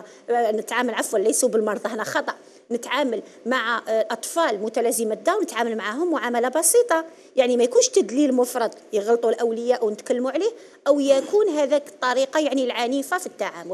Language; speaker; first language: Arabic; native; Arabic